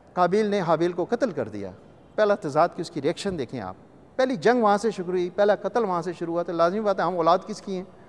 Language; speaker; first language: Urdu; non-native, local second language; Punjabi